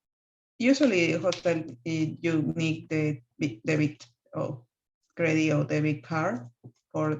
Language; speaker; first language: English; non-native, learner; Spanish